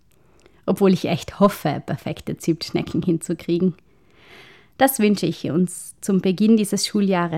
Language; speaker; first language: German; native; German